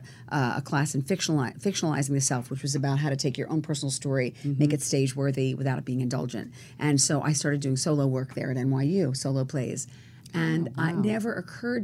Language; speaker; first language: English; native; English